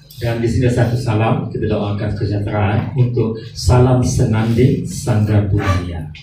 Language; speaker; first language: Malay; native; Malay